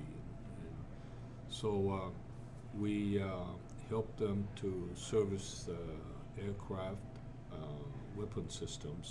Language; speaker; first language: English; non-native, fluent; Japanese